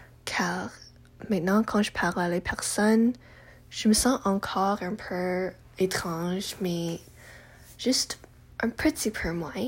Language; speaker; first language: French; non-native, learner; English